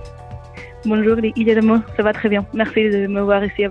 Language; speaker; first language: French; non-native, learner; Spanish